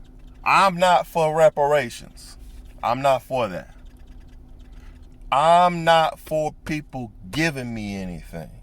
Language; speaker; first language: English; native; English